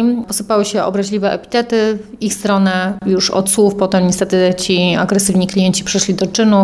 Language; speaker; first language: Polish; native; Polish